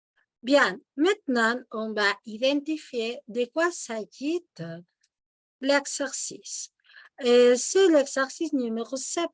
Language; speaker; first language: French; non-native, fluent; Spanish